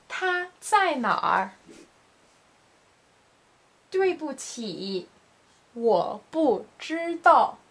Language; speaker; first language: Chinese; non-native, learner; English